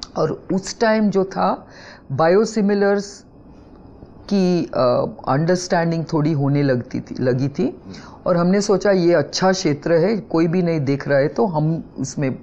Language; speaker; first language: Hindi; non-native, local second language; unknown